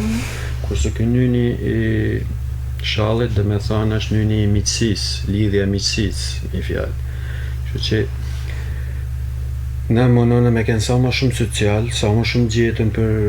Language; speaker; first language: Albanian; native; Albanian